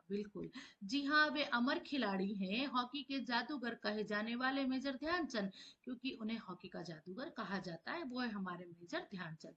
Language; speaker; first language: Hindi; native; Hindi